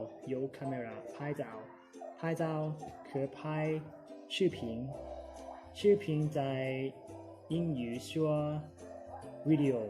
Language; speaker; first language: Chinese; non-native, learner; Lao